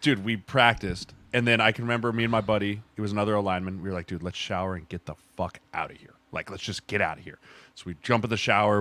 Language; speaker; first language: English; native; English